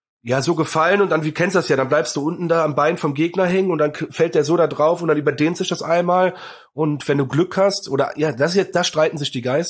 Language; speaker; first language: German; native; German